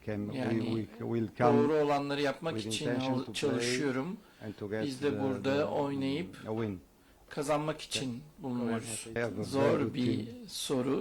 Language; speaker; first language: Turkish; non-native, learner; Portuguese